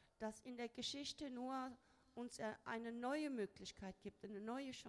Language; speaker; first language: German; non-native, fluent; Spanish